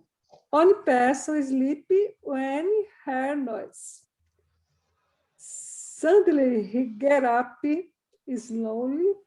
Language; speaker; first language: English; non-native, learner; Portuguese